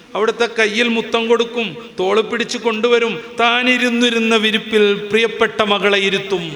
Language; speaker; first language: Malayalam; native; Malayalam